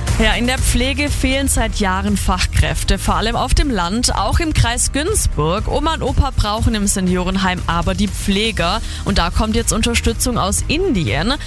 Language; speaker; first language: German; native; German